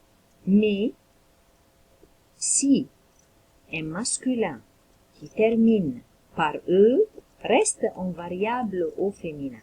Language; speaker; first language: French; non-native, local second language; Arabic